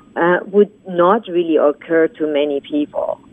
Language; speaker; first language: English; non-native, fluent; Persian